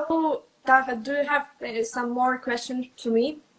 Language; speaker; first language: English; non-native, fluent; Russian